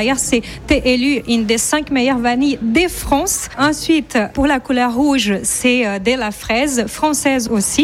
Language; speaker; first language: French; non-native, fluent; Portuguese